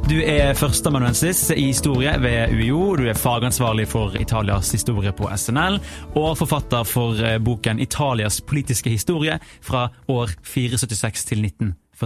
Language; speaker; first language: Norwegian; native; Norwegian